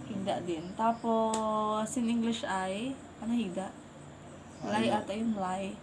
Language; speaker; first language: Filipino; non-native, local second language; Hiligaynon